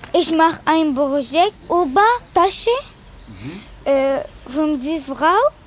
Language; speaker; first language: German; non-native, learner; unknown